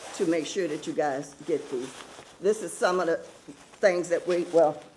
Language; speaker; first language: English; native; English